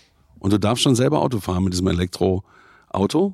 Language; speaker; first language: German; native; German